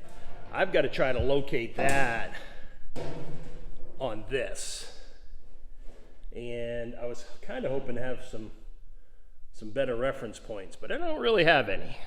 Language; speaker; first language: English; native; English